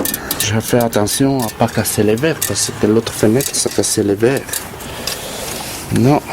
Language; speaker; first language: French; non-native, learner; Italian